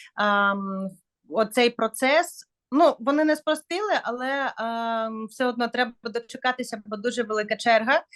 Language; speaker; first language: Ukrainian; non-native, local second language; Russian